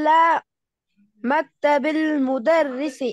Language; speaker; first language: Arabic; non-native, learner; Urdu